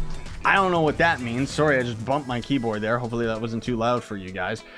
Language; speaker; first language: English; native; English